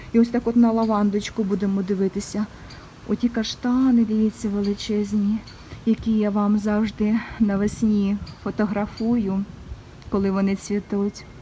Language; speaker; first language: Ukrainian; non-native, local second language; Russian